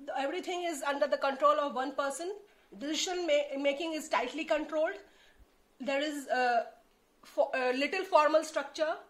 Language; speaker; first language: English; non-native, local second language; Hindi